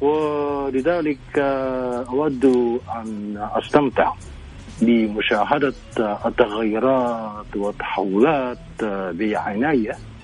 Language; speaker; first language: Arabic; non-native, fluent; Japanese